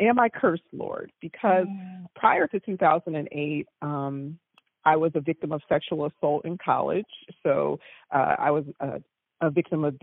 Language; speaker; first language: English; native; English